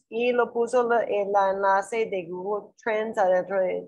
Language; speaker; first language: Spanish; non-native, learner; English